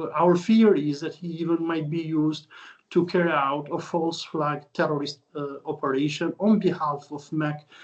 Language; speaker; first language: English; non-native, fluent; Albanian